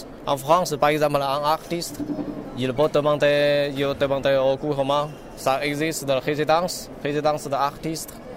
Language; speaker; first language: French; non-native, learner; Chinese